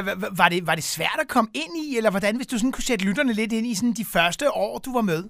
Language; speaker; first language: Danish; native; Danish